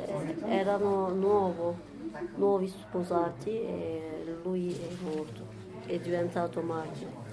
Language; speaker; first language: Italian; non-native, learner; Turkish